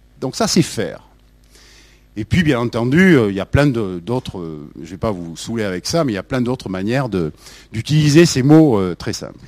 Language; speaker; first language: French; native; French